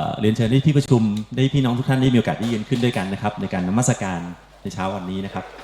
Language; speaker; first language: Thai; native; Thai